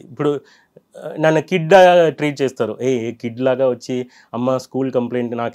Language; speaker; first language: Telugu; non-native, fluent; Tamil